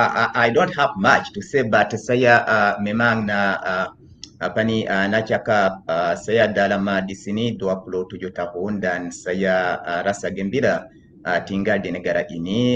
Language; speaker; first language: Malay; non-native, fluent; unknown